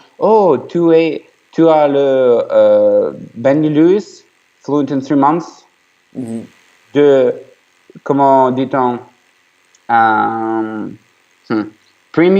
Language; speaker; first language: French; non-native, learner; Ukrainian